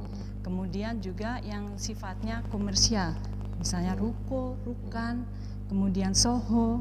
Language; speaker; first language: Indonesian; native; Indonesian